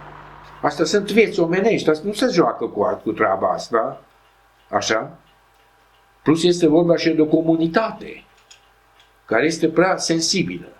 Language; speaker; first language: Romanian; non-native, local second language; Hungarian